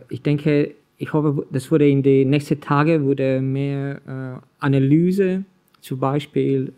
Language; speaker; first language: German; non-native, learner; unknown